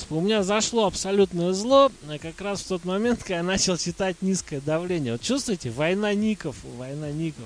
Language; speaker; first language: Russian; native; Russian